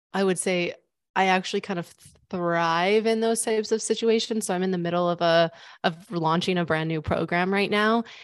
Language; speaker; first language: English; native; English